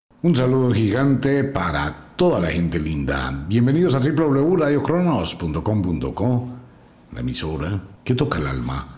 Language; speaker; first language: Spanish; native; Spanish